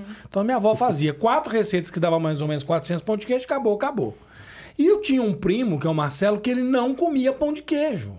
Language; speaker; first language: Portuguese; native; Portuguese